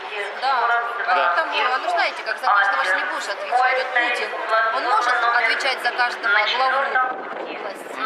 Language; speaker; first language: Russian; native; Russian